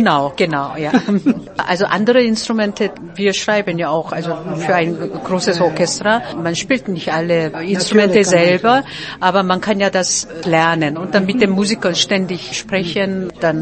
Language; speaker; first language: German; non-native, fluent; Korean